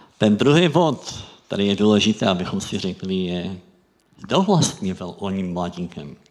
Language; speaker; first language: Czech; native; Czech